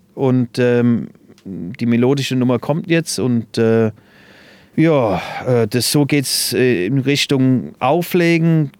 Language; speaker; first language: German; non-native, fluent; English